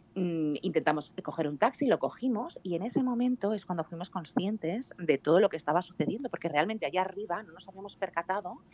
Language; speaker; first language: Spanish; native; Spanish